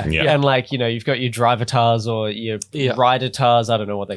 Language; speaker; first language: English; native; English